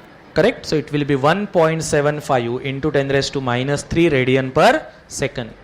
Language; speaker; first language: English; non-native, local second language; Marathi